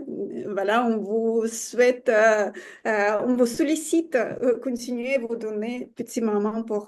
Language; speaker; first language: French; non-native, fluent; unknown